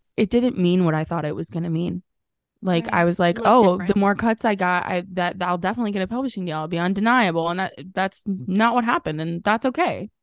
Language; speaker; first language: English; native; English